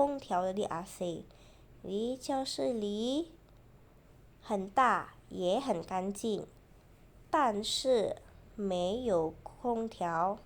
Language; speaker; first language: Chinese; non-native, fluent; Indonesian